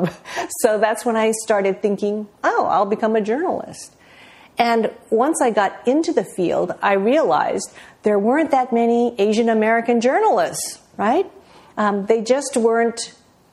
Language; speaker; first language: English; native; English